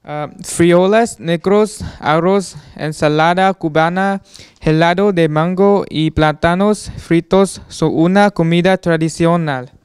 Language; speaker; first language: Spanish; non-native, learner; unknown